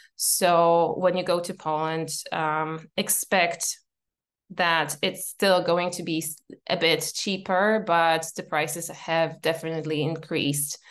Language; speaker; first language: English; non-native, fluent; Polish